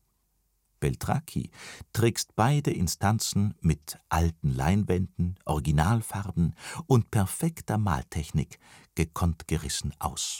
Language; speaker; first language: German; native; German